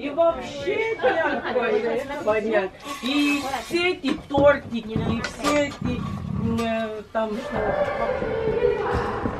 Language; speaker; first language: Russian; non-native, local second language; Estonian